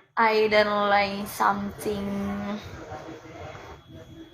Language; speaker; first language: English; non-native, learner; Indonesian